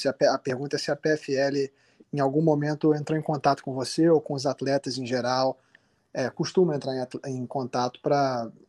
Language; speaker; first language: Portuguese; native; Portuguese